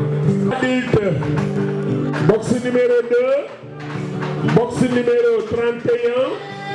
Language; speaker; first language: French; non-native, local second language; Wolof